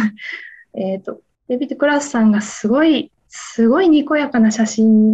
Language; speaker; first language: Japanese; native; Japanese